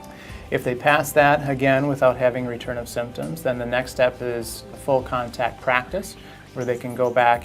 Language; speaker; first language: English; native; English